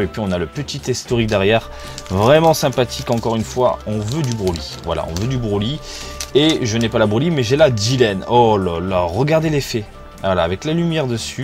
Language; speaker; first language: French; native; French